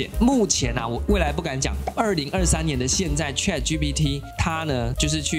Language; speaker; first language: Chinese; native; Chinese